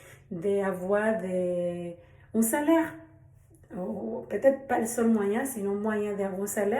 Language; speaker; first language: French; non-native, learner; Spanish